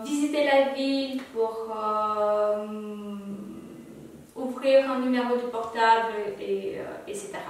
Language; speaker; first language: French; non-native, fluent; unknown